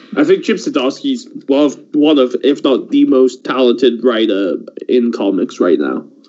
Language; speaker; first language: English; early bilingual, other home language; Persian